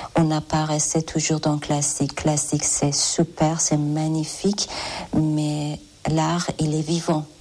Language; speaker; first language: French; non-native, learner; Persian